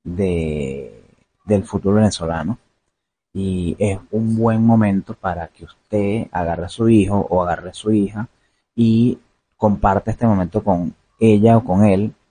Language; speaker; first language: Spanish; native; Spanish